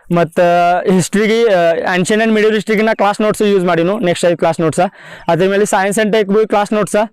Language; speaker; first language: Kannada; non-native, local second language; Marathi